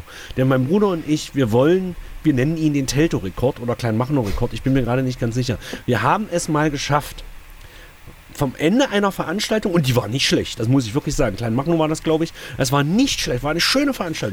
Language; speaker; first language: German; native; German